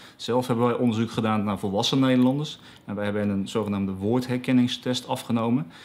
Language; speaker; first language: Dutch; native; Dutch